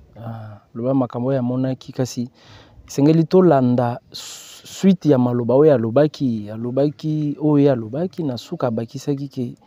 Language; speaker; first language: Lingala; non-native, local second language; Luba-Lulua